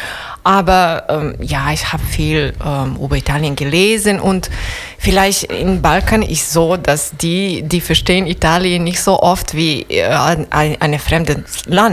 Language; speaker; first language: German; non-native, fluent; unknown